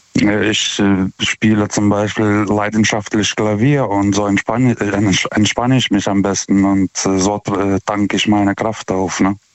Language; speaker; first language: German; non-native, fluent; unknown